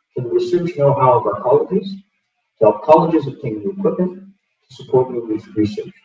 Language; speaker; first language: English; native; English